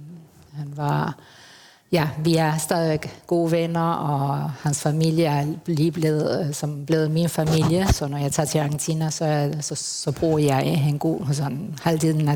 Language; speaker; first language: Danish; non-native, fluent; Spanish